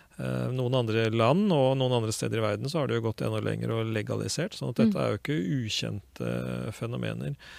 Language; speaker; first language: Norwegian; native; Norwegian